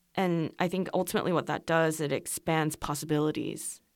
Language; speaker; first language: English; non-native, fluent; Korean